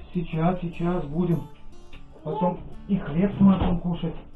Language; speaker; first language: Russian; native; Russian